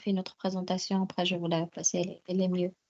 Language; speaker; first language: French; native; French